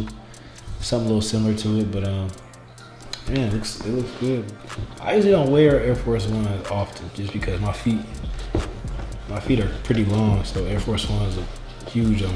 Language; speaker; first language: English; native; English